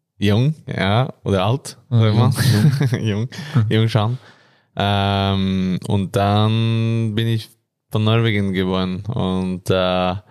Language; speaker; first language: German; non-native, learner; Norwegian